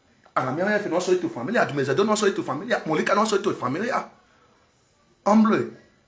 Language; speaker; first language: Spanish; non-native, learner; Bini